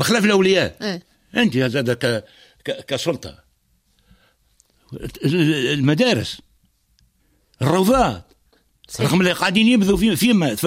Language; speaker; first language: Arabic; native; Arabic